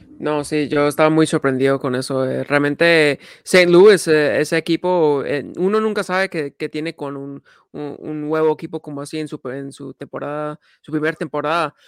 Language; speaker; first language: Spanish; early bilingual, heritage; Spanish